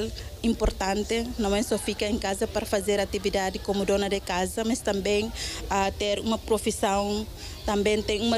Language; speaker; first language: Portuguese; non-native, local second language; Tetum